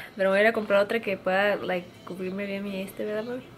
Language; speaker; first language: Spanish; early bilingual, heritage; Spanish